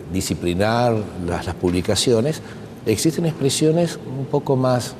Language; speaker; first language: Spanish; native; Spanish